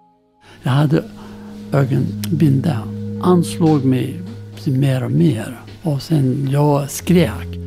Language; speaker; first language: Swedish; non-native, learner; Persian